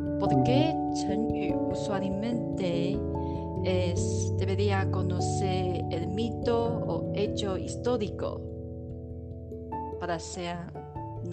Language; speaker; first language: Spanish; non-native, learner; Chinese